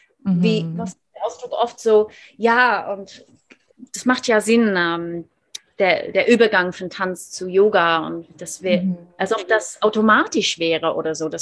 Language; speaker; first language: German; non-native, fluent; English